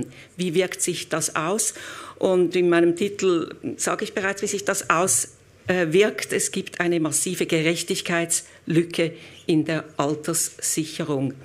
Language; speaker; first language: German; native; German